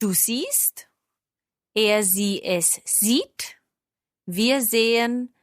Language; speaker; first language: German; non-native, fluent; English